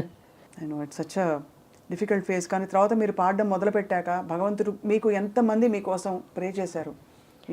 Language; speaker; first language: Telugu; native; Telugu